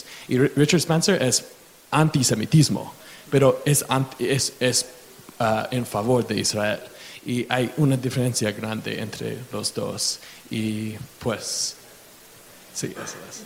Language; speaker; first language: Spanish; non-native, learner; English